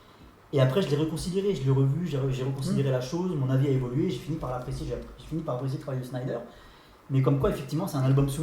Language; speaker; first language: French; native; French